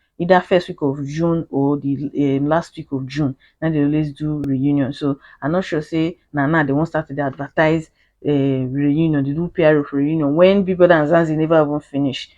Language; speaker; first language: Nigerian Pidgin; native; Nigerian Pidgin